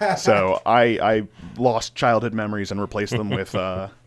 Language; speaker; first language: English; native; English